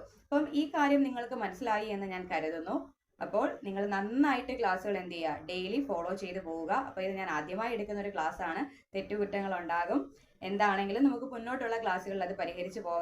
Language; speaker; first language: Malayalam; native; Malayalam